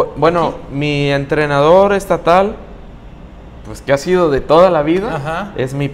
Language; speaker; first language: Spanish; native; Spanish